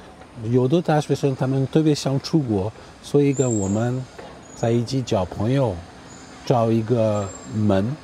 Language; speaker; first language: Chinese; non-native, fluent; French